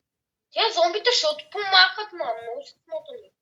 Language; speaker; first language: Bulgarian; native; Bulgarian